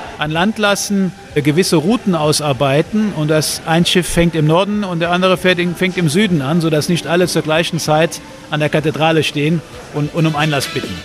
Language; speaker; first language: German; native; German